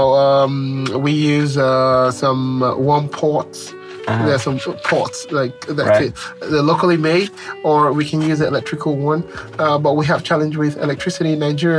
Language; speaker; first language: English; non-native, local second language; Yoruba